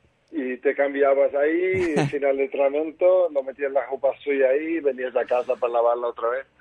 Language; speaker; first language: Spanish; non-native, fluent; Portuguese